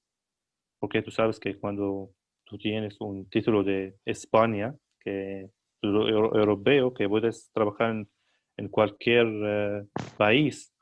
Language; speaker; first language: Spanish; non-native, learner; Arabic